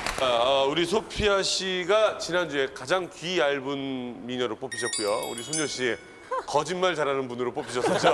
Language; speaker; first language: Korean; native; Korean